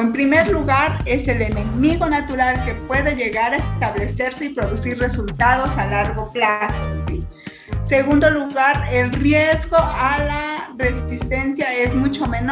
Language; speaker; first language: Spanish; native; Spanish